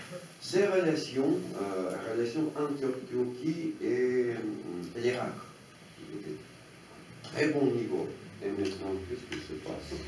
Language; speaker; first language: French; non-native, fluent; Russian